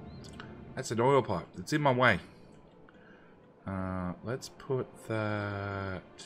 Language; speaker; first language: English; native; English